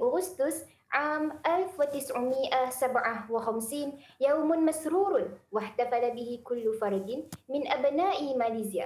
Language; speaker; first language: Arabic; non-native, learner; Malay